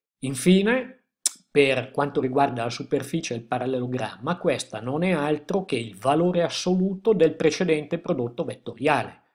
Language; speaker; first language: Italian; native; Italian